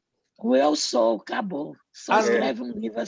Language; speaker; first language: Portuguese; native; Portuguese